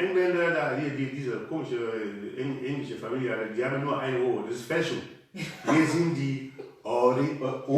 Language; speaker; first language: German; non-native, learner; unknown